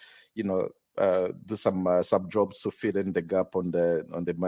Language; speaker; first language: English; non-native, local second language; Kinyarwanda